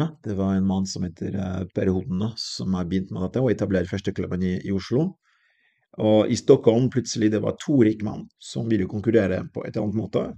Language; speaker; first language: Norwegian; non-native, fluent; French